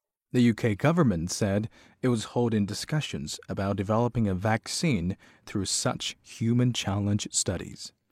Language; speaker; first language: English; non-native, fluent; Chinese